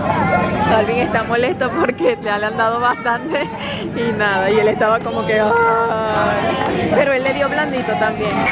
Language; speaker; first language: Spanish; native; Spanish